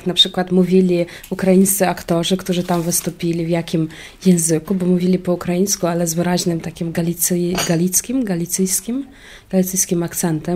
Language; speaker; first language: Polish; non-native, fluent; Ukrainian